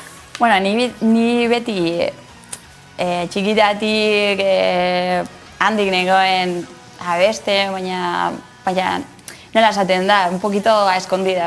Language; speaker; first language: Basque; non-native, local second language; Spanish